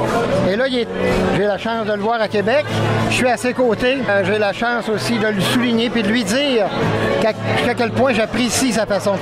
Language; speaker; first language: French; native; French